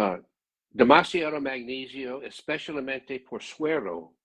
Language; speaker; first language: Spanish; non-native, learner; English